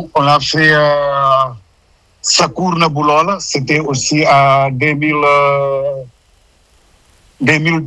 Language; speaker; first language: French; non-native, local second language; Wolof